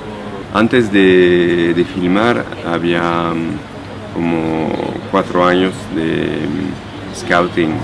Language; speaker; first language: Spanish; non-native, fluent; French